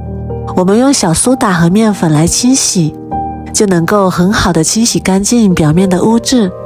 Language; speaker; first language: Chinese; native; Chinese